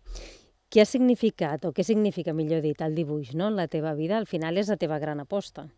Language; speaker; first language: Catalan; native; Catalan